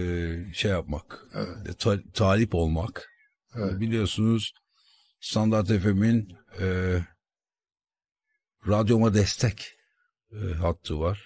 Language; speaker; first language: Turkish; native; Turkish